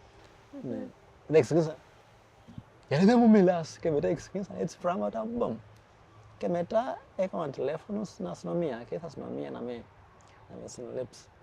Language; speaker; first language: Greek; non-native, fluent; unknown